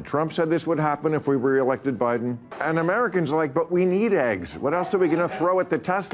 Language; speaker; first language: English; native; English